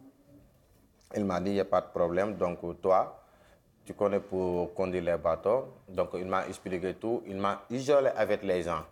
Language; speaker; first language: French; non-native, local second language; Wolof